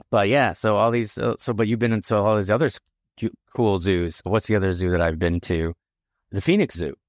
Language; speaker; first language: English; native; English